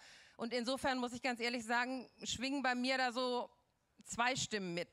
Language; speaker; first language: German; native; German